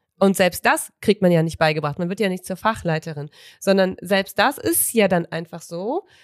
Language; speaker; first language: German; native; German